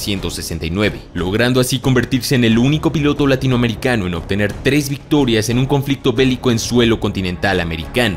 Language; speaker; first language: Spanish; native; Spanish